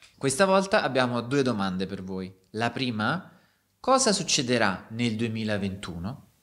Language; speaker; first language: Italian; native; Italian